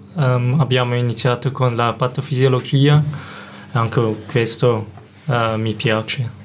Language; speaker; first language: Italian; non-native, learner; German